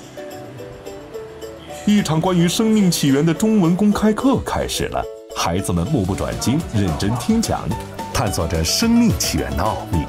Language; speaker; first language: Chinese; native; Chinese